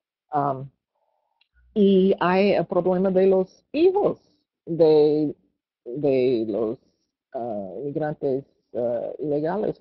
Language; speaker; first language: Spanish; non-native, fluent; English